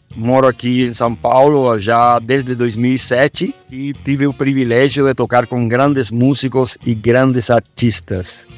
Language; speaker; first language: Portuguese; non-native, fluent; Spanish